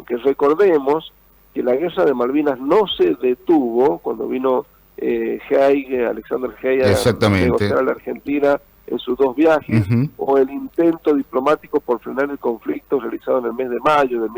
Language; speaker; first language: Spanish; native; Spanish